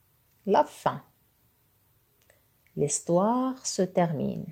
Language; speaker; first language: French; non-native, local second language; Arabic